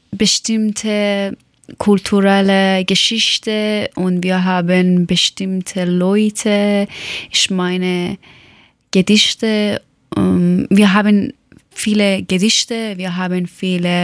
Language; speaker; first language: German; non-native, fluent; Persian